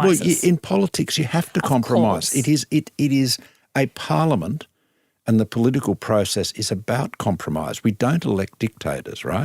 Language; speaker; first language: English; native; English